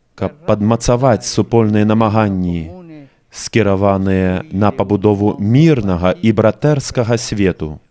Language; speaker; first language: Belarusian; native; Belarusian